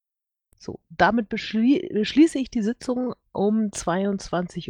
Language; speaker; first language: German; native; German